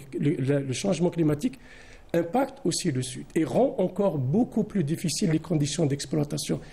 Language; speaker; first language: French; non-native, local second language; Arabic